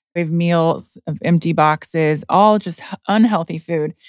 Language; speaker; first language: English; native; English